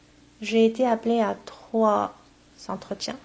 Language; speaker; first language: French; non-native, local second language; Arabic